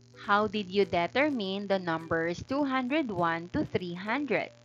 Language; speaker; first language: English; non-native, local second language; Filipino